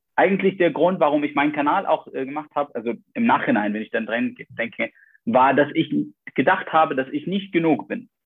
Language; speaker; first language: German; non-native, fluent; Arabic